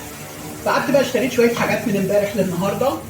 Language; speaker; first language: Arabic; native; Arabic